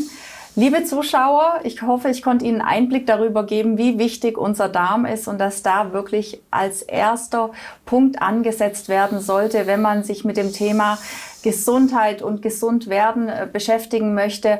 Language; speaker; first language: German; native; German